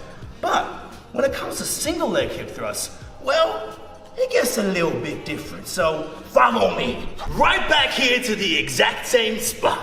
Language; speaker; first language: English; native; English